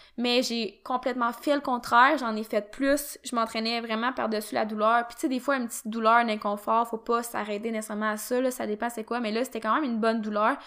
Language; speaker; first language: French; native; French